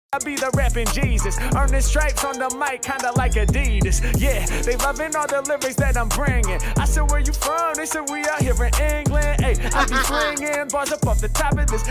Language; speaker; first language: English; native; English